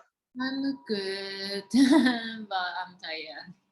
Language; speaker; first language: English; non-native, learner; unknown